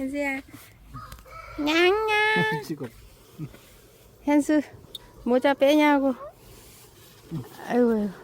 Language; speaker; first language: Korean; non-native, learner; Vietnamese